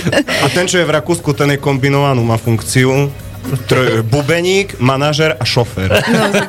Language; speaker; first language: Slovak; native; Slovak